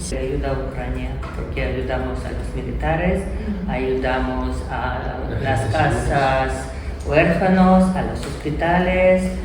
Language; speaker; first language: Spanish; non-native, learner; Ukrainian